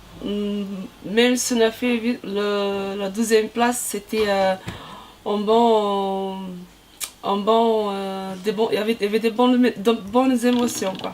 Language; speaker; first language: French; non-native, fluent; Portuguese